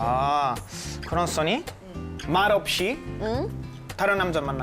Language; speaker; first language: Korean; non-native, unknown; Italian